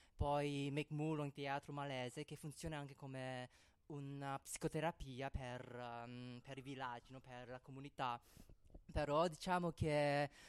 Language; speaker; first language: Italian; non-native, fluent; Cantonese